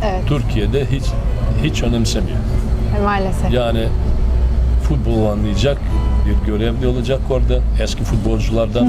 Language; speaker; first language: Turkish; non-native, fluent; Serbian